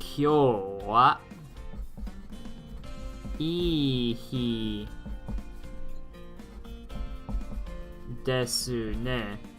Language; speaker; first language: Japanese; non-native, learner; English